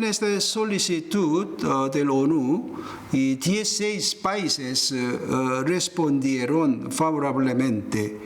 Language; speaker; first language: Spanish; non-native, fluent; Korean